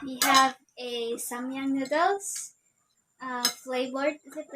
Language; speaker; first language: English; non-native, local second language; Cebuano